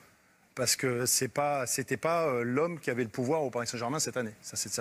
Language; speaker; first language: French; native; French